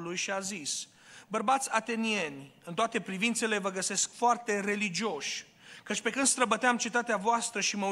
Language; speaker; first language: Romanian; early bilingual, other home language; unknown